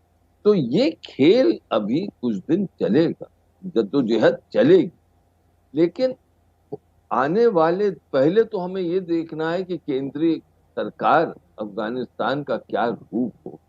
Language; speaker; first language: Hindi; native; Hindi